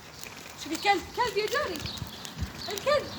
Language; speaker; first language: Arabic; non-native, learner; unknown